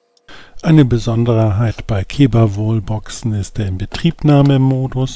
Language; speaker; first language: German; native; German